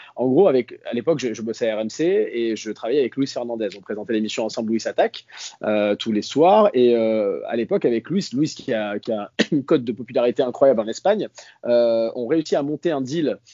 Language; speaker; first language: French; native; French